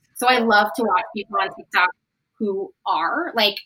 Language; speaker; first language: English; native; English